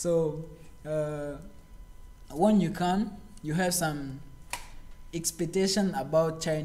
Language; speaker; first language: English; non-native, learner; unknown